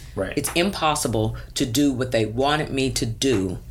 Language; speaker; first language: English; native; English